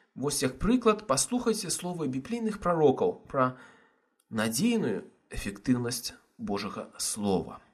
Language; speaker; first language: Belarusian; non-native, local second language; Russian